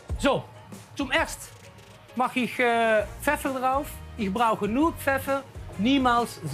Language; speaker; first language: German; non-native, learner; Dutch